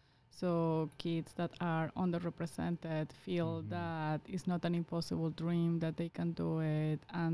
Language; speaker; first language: English; non-native, fluent; Spanish